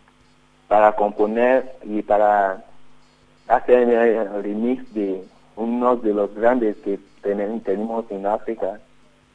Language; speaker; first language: Spanish; non-native, learner; Yoruba